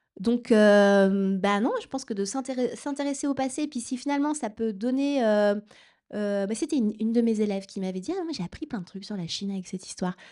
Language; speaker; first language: French; native; French